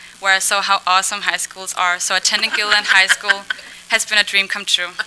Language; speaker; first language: English; non-native, fluent; Danish